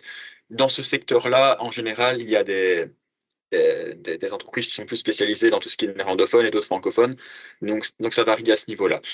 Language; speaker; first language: French; native; French